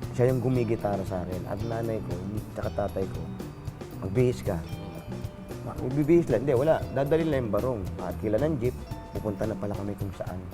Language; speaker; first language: Filipino; native; Filipino